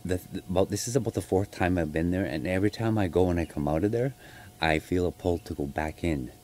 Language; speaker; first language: English; native; English